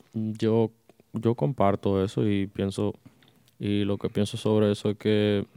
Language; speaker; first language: Spanish; early bilingual, heritage; Spanish